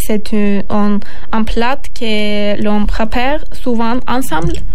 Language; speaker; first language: French; non-native, learner; Turkish